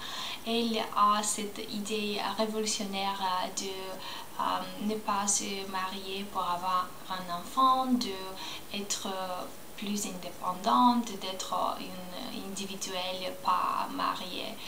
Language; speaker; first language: French; non-native, learner; Spanish